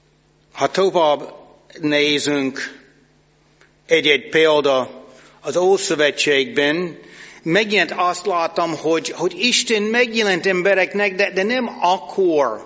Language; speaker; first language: Hungarian; non-native, fluent; English